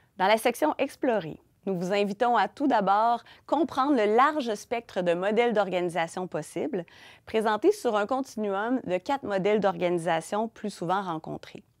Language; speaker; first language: French; native; French